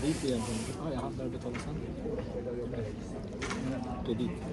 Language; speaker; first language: Swedish; non-native, learner; Thai